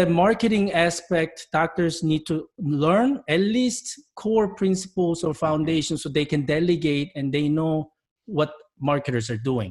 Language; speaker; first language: English; non-native, fluent; Korean